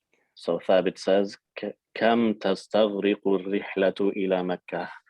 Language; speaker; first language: Arabic; non-native, fluent; English